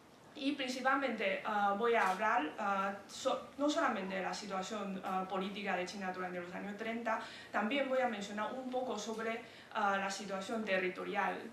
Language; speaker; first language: Spanish; non-native, fluent; Chinese